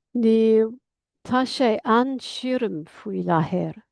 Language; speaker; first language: Irish; non-native, learner; English